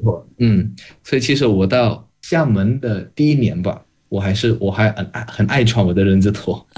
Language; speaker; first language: Chinese; non-native, fluent; Indonesian